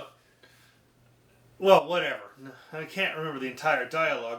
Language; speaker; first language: English; native; English